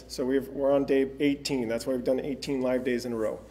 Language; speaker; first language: English; native; English